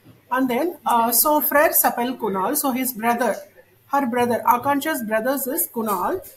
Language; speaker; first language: English; non-native, local second language; Tamil